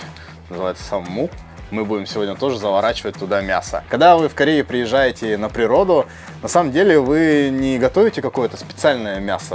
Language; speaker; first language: Russian; native; Russian